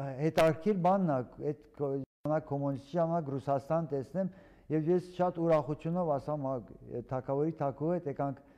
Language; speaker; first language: Armenian; early bilingual, heritage; Armenian